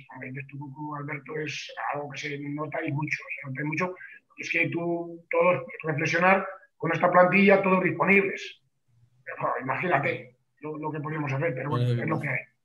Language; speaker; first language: Spanish; native; Spanish